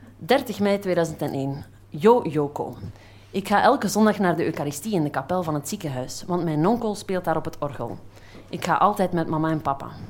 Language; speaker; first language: Dutch; native; Dutch